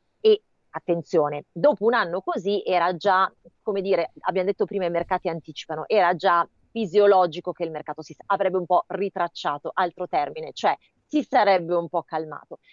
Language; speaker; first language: Italian; native; Italian